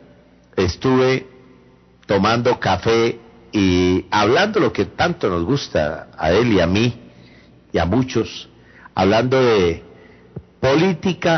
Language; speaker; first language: Spanish; native; Spanish